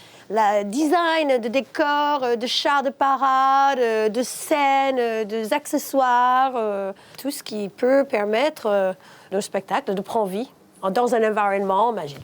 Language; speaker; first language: French; non-native, fluent; English